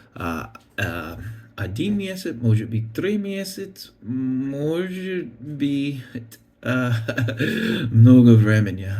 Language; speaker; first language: Russian; non-native, learner; English